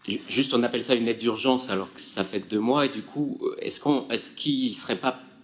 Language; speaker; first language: French; native; French